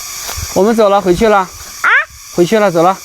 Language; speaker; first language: Chinese; native; Chinese